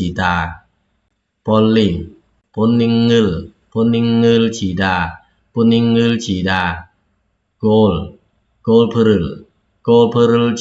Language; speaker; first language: Korean; non-native, fluent; Khmer